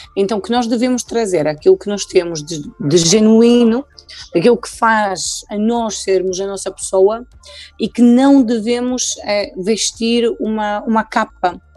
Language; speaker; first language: Portuguese; non-native, fluent; Polish